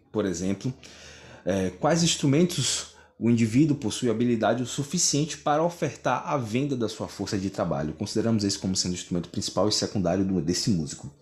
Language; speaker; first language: Portuguese; native; Portuguese